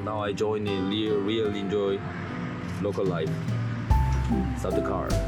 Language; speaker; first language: English; non-native, learner; Korean